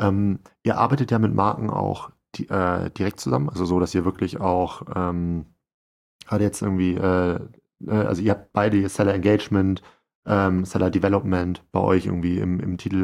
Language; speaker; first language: German; native; German